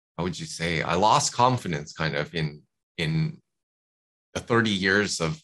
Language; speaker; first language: English; native; English